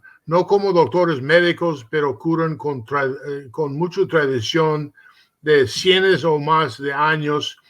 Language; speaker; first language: Spanish; early bilingual, heritage; Spanish